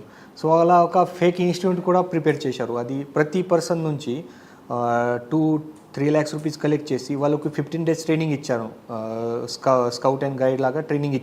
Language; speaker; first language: Telugu; non-native, fluent; Marathi